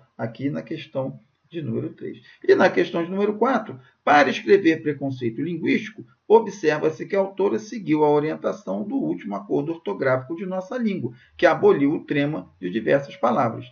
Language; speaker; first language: Portuguese; native; Portuguese